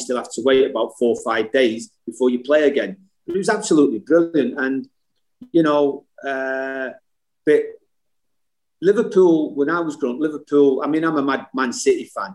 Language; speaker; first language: English; native; English